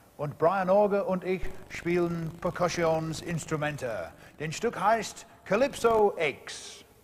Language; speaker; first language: German; non-native, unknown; English